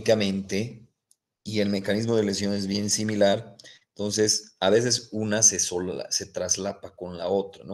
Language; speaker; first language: Spanish; native; Spanish